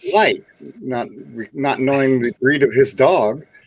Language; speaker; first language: English; native; English